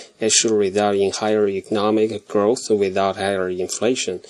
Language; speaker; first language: English; non-native, fluent; Chinese